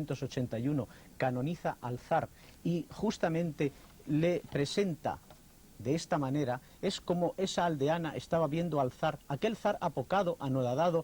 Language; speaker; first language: Spanish; native; Spanish